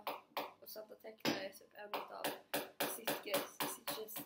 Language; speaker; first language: Swedish; native; Swedish